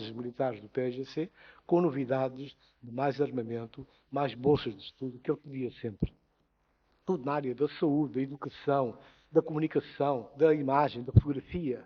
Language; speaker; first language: Portuguese; non-native, local second language; Upper Guinea Crioulo